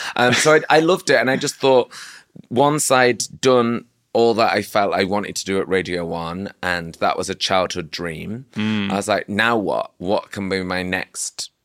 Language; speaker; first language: English; native; English